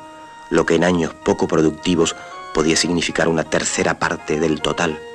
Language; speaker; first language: Spanish; native; Spanish